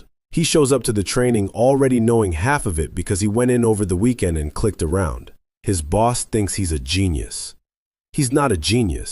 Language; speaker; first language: English; native; English